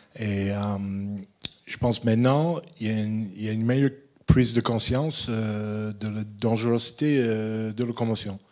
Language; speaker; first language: French; non-native, fluent; English